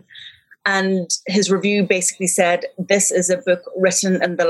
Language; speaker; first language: English; native; English